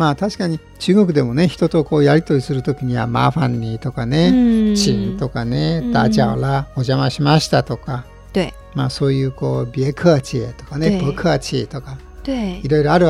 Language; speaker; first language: Japanese; native; Japanese